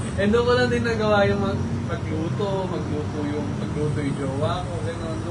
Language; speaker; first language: Filipino; native; Filipino